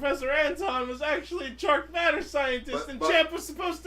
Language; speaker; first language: English; native; English